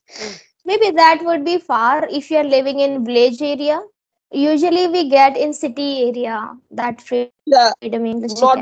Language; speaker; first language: English; non-native, local second language; Hindi